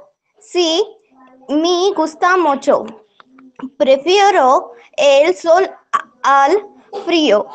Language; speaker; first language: Spanish; non-native, learner; Marathi